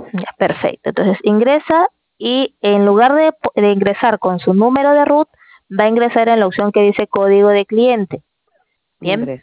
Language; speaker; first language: Spanish; native; Spanish